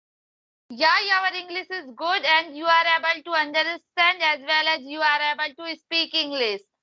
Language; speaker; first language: English; non-native, learner; Hindi